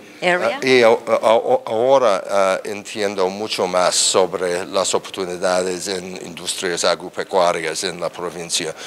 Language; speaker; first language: Spanish; non-native, learner; English